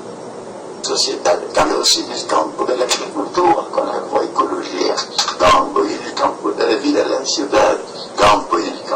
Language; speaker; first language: Spanish; non-native, fluent; French